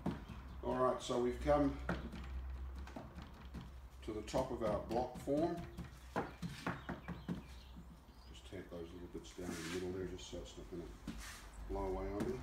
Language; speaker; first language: English; native; English